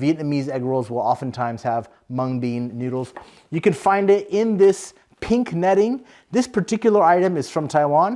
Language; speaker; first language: English; native; English